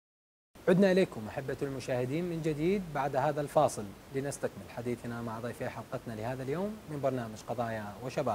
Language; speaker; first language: Arabic; native; Arabic